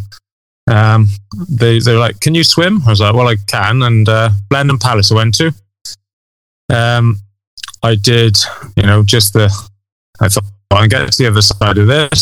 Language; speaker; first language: English; native; English